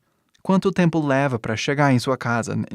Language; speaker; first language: Portuguese; non-native, fluent; English